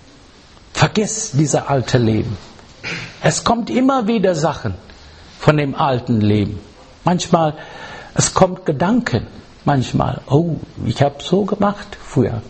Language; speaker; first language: German; non-native, fluent; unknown